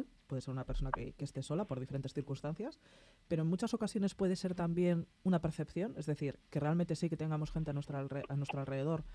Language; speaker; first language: Spanish; native; Spanish